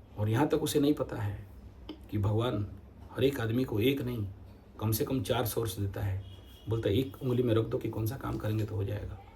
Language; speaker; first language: Hindi; non-native, local second language; Odia